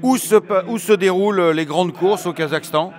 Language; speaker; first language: French; native; French